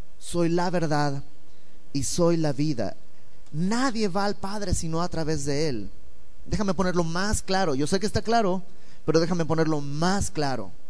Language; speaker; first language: Spanish; native; Spanish